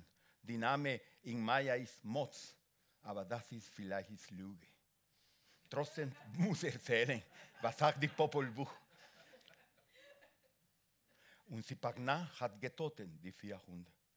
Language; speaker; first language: German; non-native, learner; Spanish